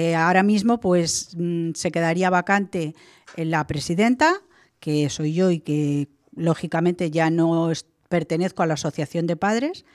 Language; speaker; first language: Spanish; native; Spanish